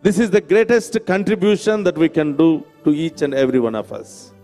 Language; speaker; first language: English; non-native, local second language; Telugu